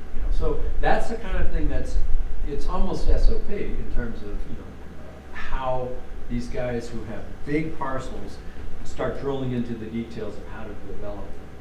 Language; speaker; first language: English; native; English